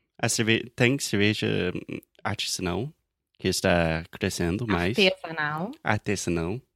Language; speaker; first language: Portuguese; non-native, fluent; English